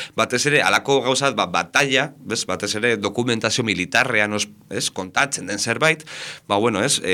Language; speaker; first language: Basque; native; Basque